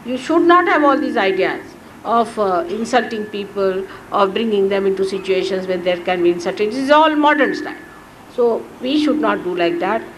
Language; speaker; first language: English; non-native, local second language; Marathi